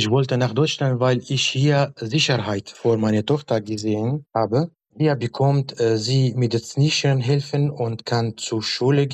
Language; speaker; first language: German; non-native, learner; Arabic